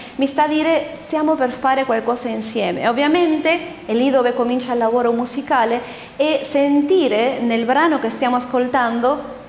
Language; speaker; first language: Italian; early bilingual, other home language; Spanish